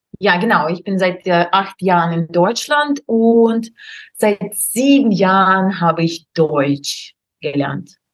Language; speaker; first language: German; non-native, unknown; Russian